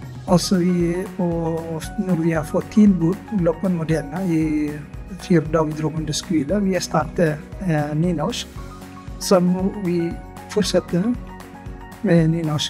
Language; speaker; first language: Norwegian; non-native, learner; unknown